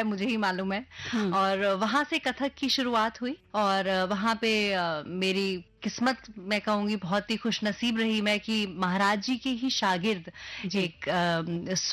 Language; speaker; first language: Hindi; native; Hindi